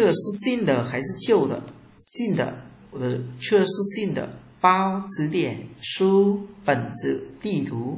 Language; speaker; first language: Chinese; non-native, fluent; Vietnamese